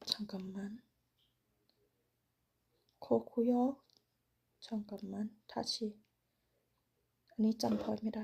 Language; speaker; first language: Korean; non-native, learner; Thai